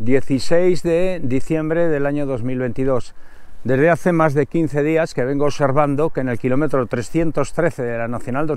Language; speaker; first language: Spanish; native; Spanish